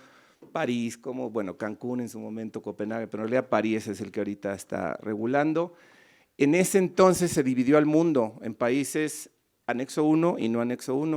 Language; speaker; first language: Spanish; native; Spanish